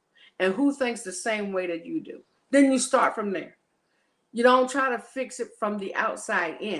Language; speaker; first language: English; native; English